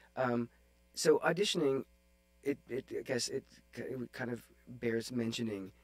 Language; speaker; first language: English; native; English